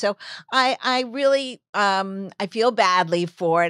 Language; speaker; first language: English; native; English